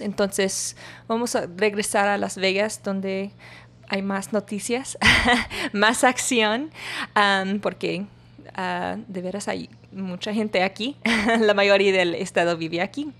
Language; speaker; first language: Spanish; non-native, learner; English